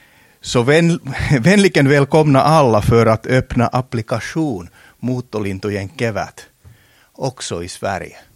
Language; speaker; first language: Swedish; non-native, local second language; Finnish